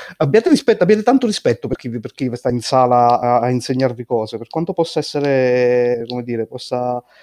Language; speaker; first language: Italian; native; Italian